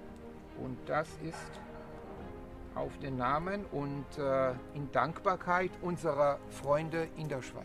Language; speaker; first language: German; non-native, fluent; Hebrew